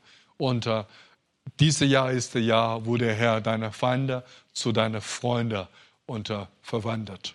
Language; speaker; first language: German; non-native, fluent; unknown